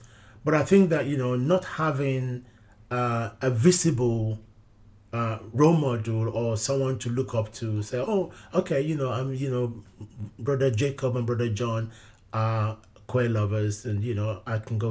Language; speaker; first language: English; non-native, local second language; Yoruba